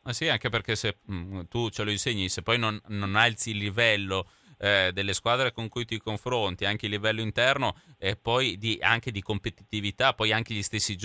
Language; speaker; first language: Italian; native; Italian